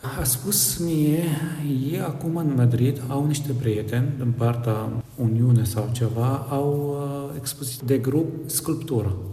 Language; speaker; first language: Romanian; non-native, learner; Arabic